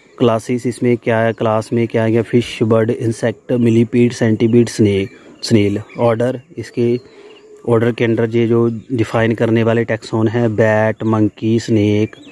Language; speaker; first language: Hindi; non-native, local second language; Punjabi